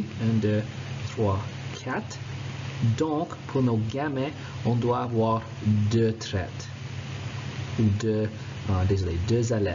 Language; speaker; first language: French; non-native, local second language; English